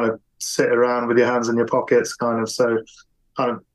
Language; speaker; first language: English; native; English